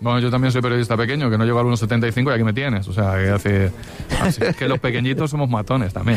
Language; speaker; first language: Spanish; native; Spanish